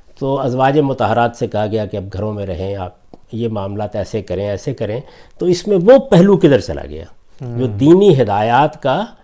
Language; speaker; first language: Urdu; non-native, local second language; Punjabi